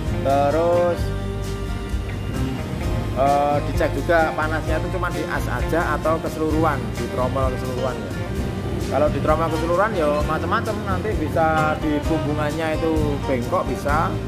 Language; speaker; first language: Indonesian; non-native, local second language; Javanese